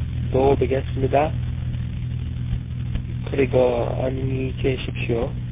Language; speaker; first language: Korean; non-native, learner; English